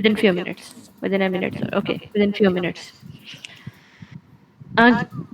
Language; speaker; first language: English; non-native, local second language; Urdu